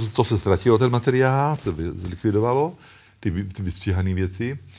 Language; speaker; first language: Czech; native; Czech